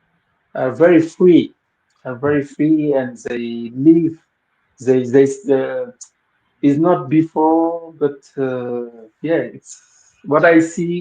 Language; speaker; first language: English; non-native, fluent; Wolof